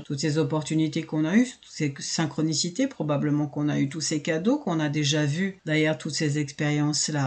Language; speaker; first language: French; native; French